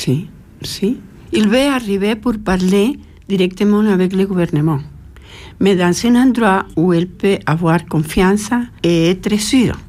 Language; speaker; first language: French; non-native, fluent; Spanish